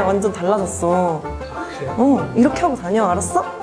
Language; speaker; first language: Korean; native; Korean